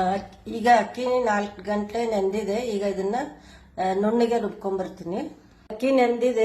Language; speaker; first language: Kannada; native; Kannada